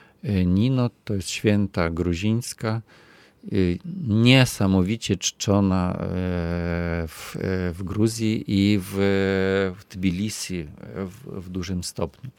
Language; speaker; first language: Polish; non-native, fluent; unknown